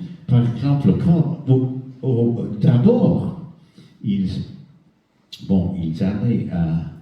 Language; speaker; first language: French; non-native, fluent; English